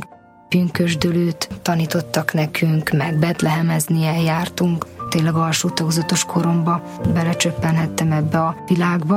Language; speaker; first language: Hungarian; native; Hungarian